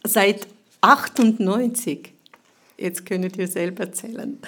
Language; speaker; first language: German; non-native, fluent; Ukrainian